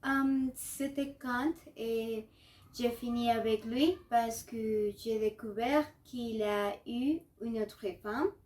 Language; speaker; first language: French; non-native, learner; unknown